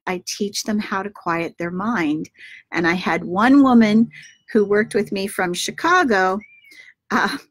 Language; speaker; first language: English; native; English